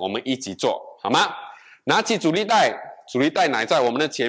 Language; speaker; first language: Chinese; native; Chinese